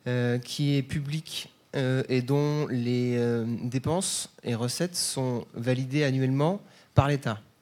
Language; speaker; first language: French; native; French